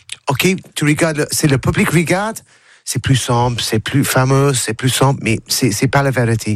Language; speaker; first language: French; non-native, learner; English